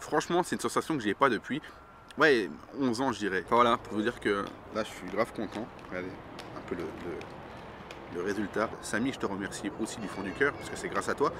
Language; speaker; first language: French; native; French